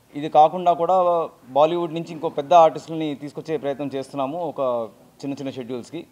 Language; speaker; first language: Telugu; native; Telugu